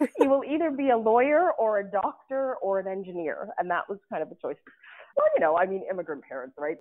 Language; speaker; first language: English; native; English